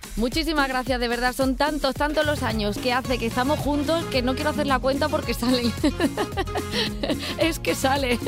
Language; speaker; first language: Spanish; native; Spanish